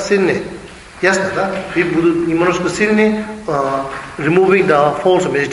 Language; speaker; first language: Russian; non-native, learner; Tibetan